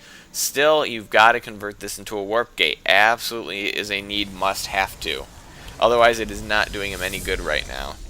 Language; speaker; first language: English; native; English